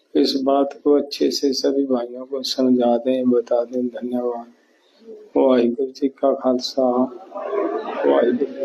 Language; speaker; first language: Hindi; non-native, local second language; Punjabi